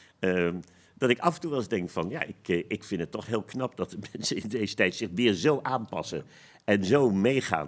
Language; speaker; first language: Dutch; native; Dutch